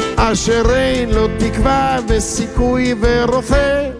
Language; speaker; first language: Hebrew; native; Hebrew